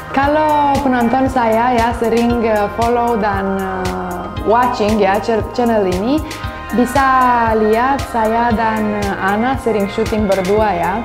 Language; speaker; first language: Indonesian; non-native, learner; Romanian